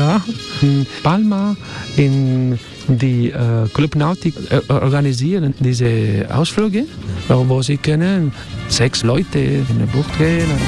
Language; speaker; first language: German; non-native, learner; Spanish